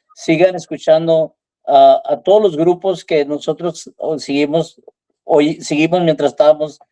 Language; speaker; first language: Spanish; early bilingual, heritage; Spanish